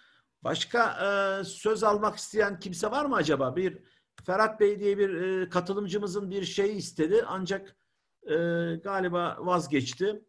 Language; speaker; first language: Turkish; native; Turkish